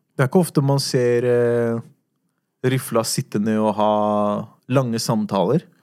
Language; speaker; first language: Norwegian; native; Norwegian